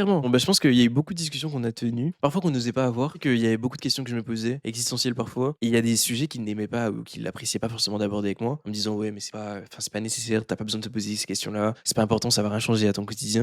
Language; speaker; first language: French; native; French